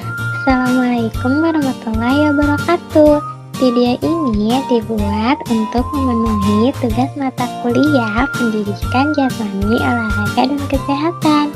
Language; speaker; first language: Indonesian; native; Indonesian